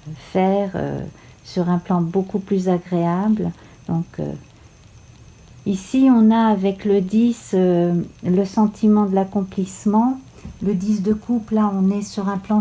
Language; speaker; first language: French; native; French